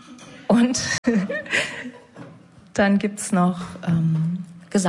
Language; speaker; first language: German; native; German